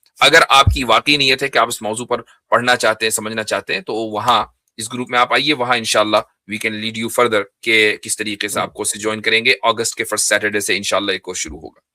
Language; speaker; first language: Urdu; native; Urdu